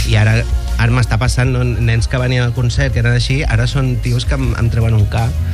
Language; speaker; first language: Catalan; non-native, local second language; Spanish